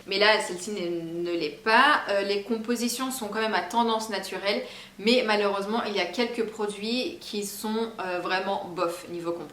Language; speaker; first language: French; native; French